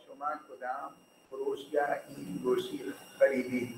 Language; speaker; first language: Persian; non-native, learner; Urdu